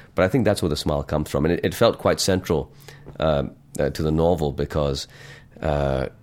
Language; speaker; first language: English; non-native, local second language; Urdu